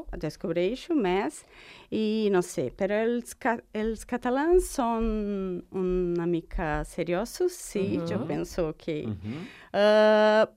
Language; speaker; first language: Catalan; non-native, learner; Portuguese